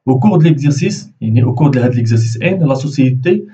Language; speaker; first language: French; non-native, local second language; Arabic